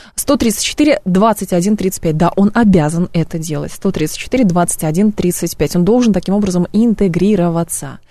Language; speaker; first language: Russian; native; Russian